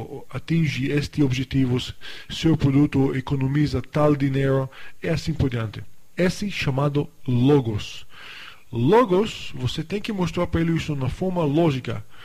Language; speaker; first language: Portuguese; non-native, fluent; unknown